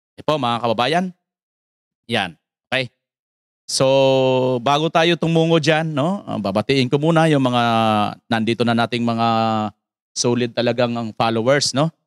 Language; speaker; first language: Filipino; native; Filipino